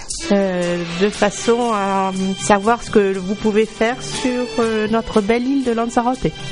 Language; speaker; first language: French; native; French